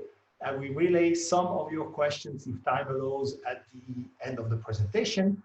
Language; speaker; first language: English; non-native, fluent; French